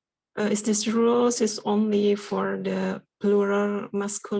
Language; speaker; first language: English; non-native, learner; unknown